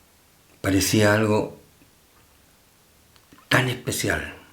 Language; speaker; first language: Spanish; native; Spanish